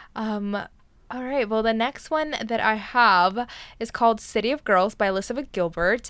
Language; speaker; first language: English; early bilingual, other home language; Spanish